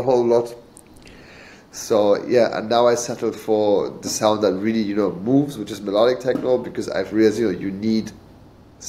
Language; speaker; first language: English; native; English